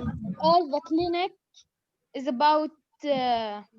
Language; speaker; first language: English; non-native, learner; Arabic